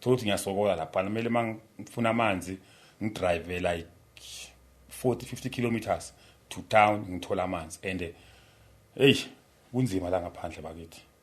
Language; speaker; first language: Zulu; native; Zulu